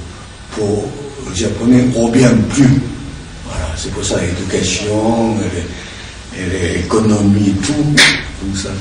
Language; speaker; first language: French; non-native, learner; Japanese